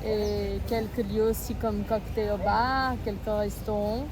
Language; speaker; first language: French; non-native, fluent; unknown